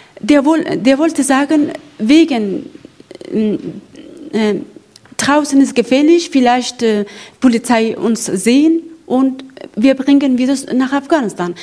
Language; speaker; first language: German; non-native, learner; Persian